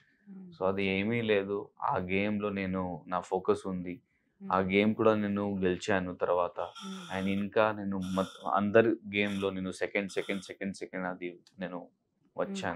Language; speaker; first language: Telugu; non-native, local second language; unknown